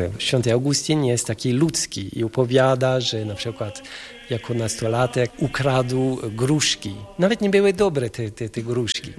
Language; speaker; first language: Polish; non-native, fluent; French